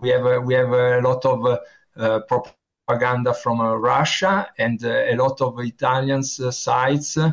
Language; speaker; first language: English; non-native, learner; Italian